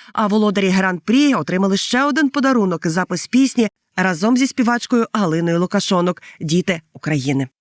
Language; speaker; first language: Ukrainian; native; Ukrainian